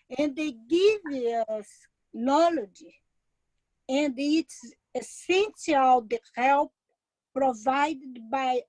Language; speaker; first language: English; non-native, learner; Portuguese